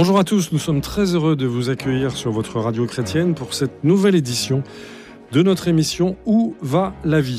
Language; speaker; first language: French; native; French